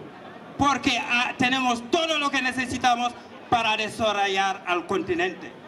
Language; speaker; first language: Spanish; non-native, fluent; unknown